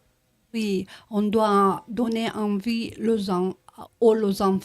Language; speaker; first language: French; non-native, learner; Romanian